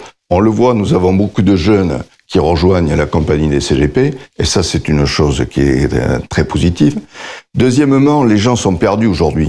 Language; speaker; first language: French; native; French